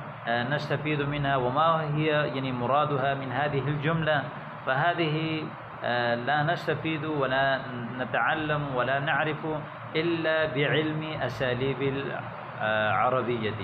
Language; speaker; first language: Arabic; non-native, fluent; Urdu